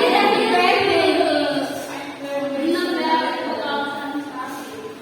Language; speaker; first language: English; non-native, learner; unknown